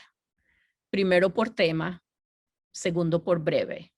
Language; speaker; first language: Spanish; non-native, fluent; English